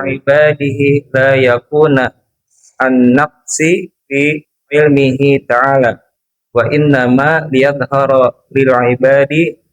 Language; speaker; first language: Arabic; non-native, learner; Indonesian